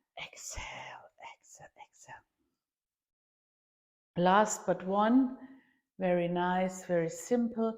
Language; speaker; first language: English; non-native, fluent; German